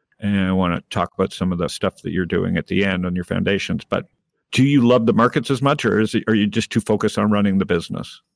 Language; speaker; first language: English; native; English